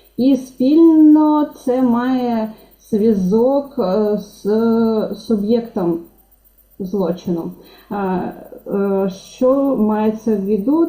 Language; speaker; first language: Ukrainian; non-native, local second language; Russian